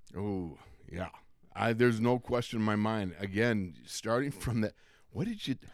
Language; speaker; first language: English; native; English